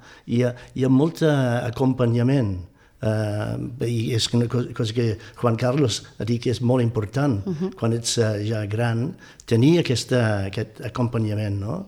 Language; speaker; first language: Catalan; non-native, fluent; English